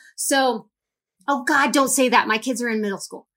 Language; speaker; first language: English; native; English